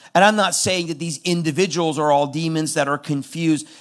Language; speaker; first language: English; non-native, fluent; Persian